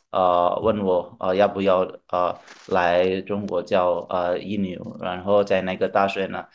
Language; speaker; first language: Chinese; non-native, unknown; Indonesian